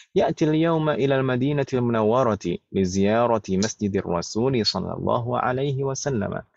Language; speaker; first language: Arabic; non-native, fluent; Indonesian